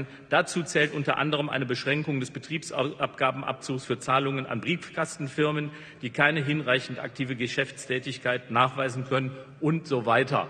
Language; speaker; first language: German; native; German